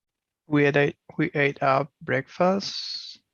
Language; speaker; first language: English; non-native, learner; Portuguese